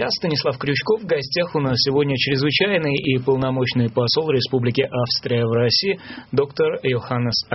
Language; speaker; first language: Russian; native; Russian